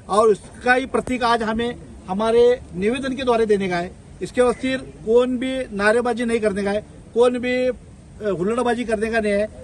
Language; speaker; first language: Hindi; native; Hindi